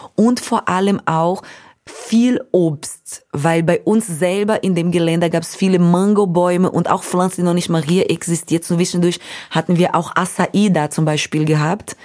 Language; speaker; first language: German; non-native, fluent; Portuguese